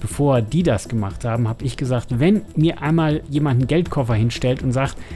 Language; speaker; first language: German; native; German